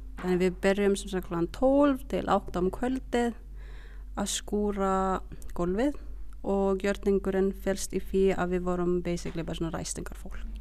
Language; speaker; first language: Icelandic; early bilingual, other home language; Filipino